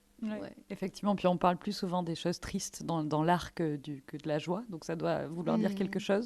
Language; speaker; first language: French; native; French